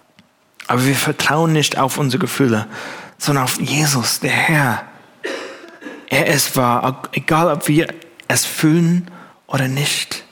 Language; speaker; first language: German; non-native, fluent; English